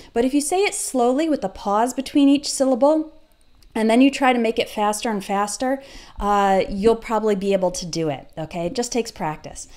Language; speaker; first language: English; native; English